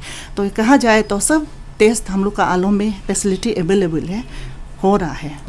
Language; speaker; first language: Hindi; non-native, local second language; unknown